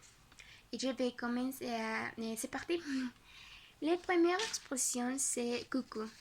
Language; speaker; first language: French; non-native, learner; Spanish